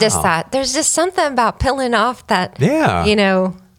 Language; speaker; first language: English; native; English